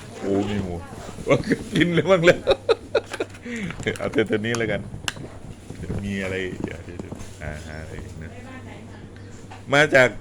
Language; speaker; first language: Thai; native; Thai